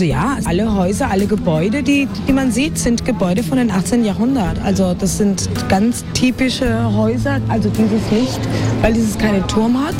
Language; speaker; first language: German; non-native, fluent; Spanish